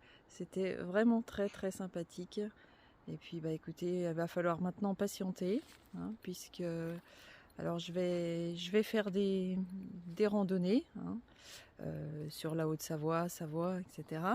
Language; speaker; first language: French; native; French